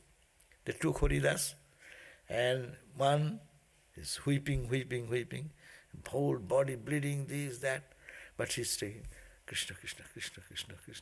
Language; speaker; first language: English; non-native, local second language; Bangla